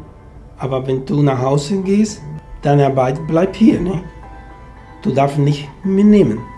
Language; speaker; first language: German; non-native, fluent; Spanish